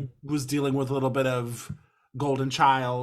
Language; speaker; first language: English; native; English